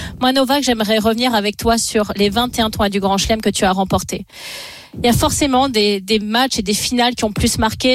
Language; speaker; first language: French; native; French